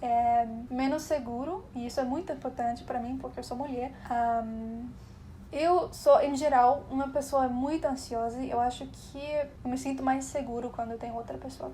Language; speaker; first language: Portuguese; non-native, fluent; English